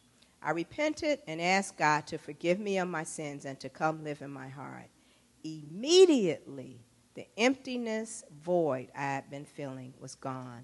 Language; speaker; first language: English; native; English